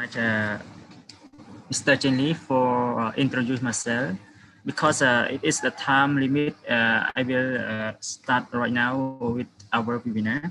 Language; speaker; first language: English; non-native, fluent; Khmer